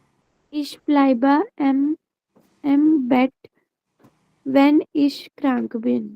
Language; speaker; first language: German; non-native, learner; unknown